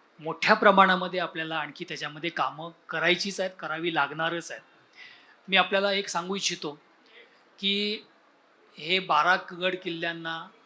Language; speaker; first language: Marathi; native; Marathi